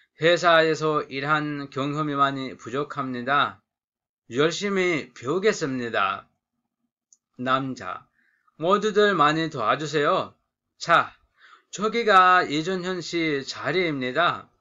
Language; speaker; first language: Korean; non-native, fluent; Sinhala